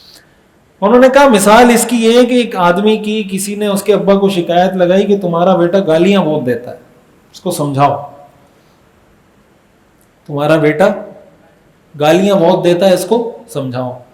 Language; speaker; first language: Urdu; native; Urdu